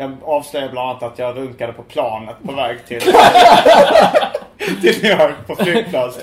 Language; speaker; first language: Swedish; native; Swedish